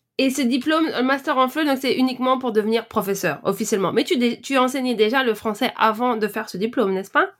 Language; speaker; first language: French; native; French